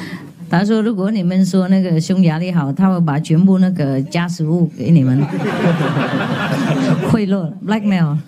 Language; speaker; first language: Chinese; non-native, fluent; Vietnamese